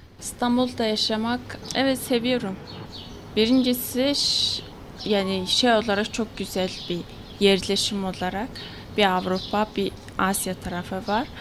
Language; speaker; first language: Turkish; non-native, fluent; Mongolian